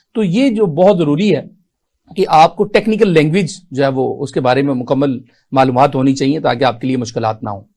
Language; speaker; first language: Urdu; non-native, local second language; Punjabi